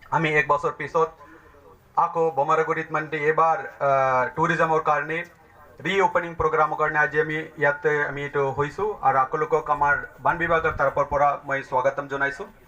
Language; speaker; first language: Assamese; non-native, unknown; Tamil